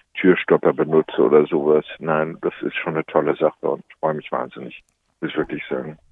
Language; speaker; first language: German; native; German